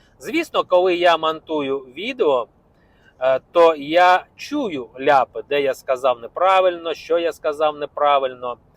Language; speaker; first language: Ukrainian; non-native, local second language; Russian